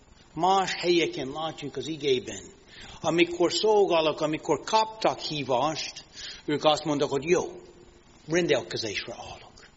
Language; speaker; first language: Hungarian; non-native, fluent; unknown